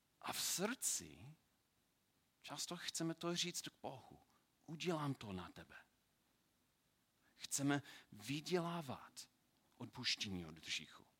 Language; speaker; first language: Czech; non-native, learner; English